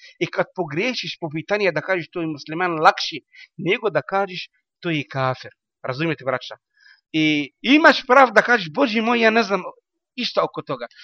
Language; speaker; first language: Bosnian; non-native, learner; Arabic